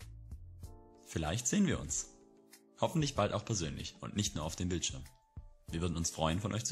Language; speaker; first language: German; native; German